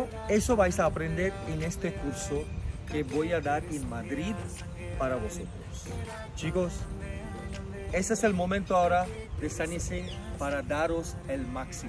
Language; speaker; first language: Spanish; non-native, fluent; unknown